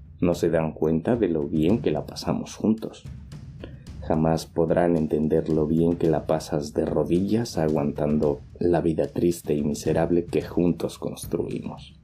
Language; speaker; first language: Spanish; native; Spanish